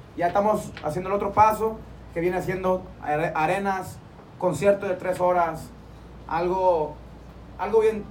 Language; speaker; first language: Spanish; early bilingual, heritage; Spanish